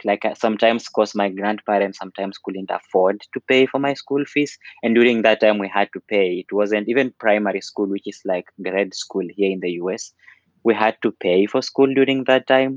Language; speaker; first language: English; non-native, local second language; Luyia